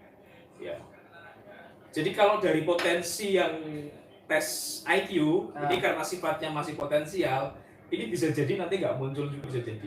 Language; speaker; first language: Indonesian; native; Indonesian